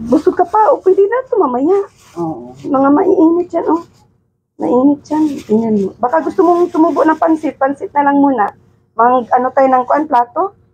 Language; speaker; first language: Filipino; non-native, local second language; Cebuano